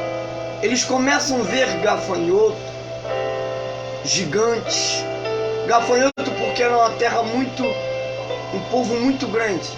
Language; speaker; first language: Portuguese; native; Portuguese